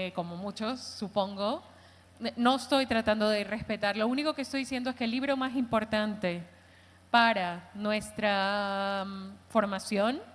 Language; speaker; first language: Spanish; native; Spanish